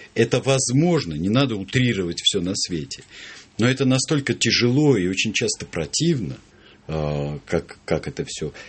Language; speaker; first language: Russian; native; Russian